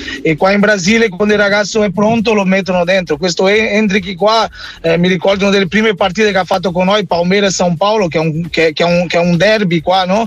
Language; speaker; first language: Italian; non-native, fluent; Portuguese